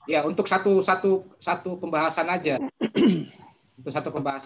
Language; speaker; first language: Indonesian; native; Indonesian